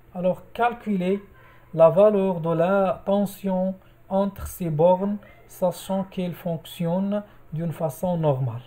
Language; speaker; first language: French; non-native, local second language; Arabic